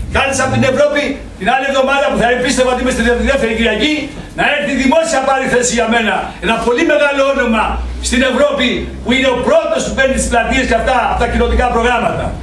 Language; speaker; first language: Greek; early bilingual, heritage; Greek